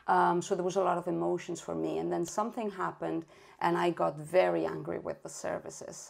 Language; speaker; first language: English; non-native, fluent; Spanish